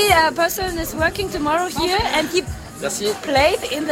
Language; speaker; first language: English; non-native, learner; German